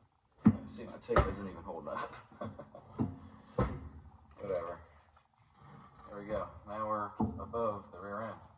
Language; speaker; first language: English; native; English